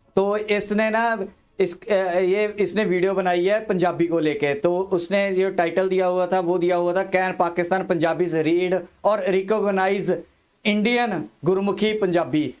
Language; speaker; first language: Hindi; non-native, local second language; Punjabi